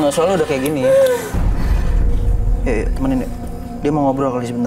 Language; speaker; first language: Indonesian; native; Indonesian